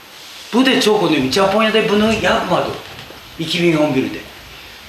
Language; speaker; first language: Turkish; non-native, learner; Japanese